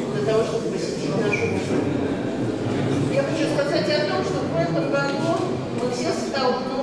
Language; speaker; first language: Russian; native; Russian